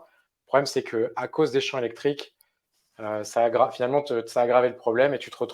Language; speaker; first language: French; native; French